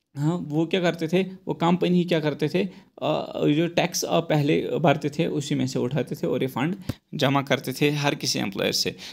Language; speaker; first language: Hindi; non-native, local second language; Kashmiri